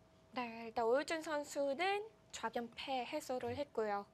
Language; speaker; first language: Korean; native; Korean